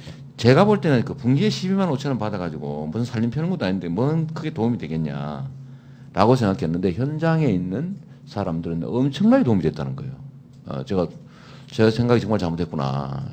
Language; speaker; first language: Korean; native; Korean